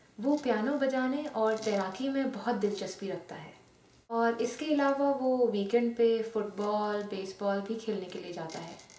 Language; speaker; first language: Hindi; non-native, local second language; Urdu